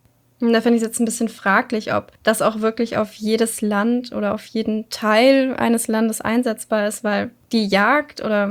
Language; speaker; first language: German; native; German